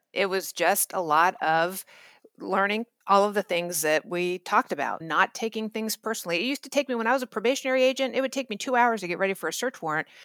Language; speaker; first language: English; native; English